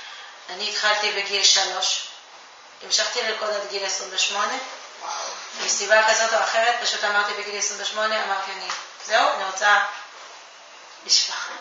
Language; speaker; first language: Hebrew; non-native, fluent; Japanese